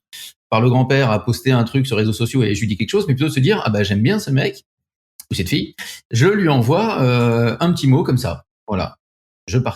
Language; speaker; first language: French; native; French